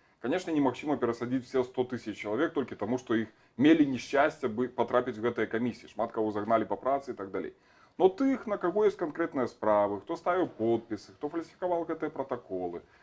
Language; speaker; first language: Belarusian; non-native, local second language; Russian